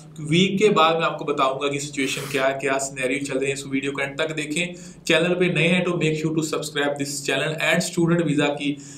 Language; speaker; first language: Hindi; non-native, local second language; Punjabi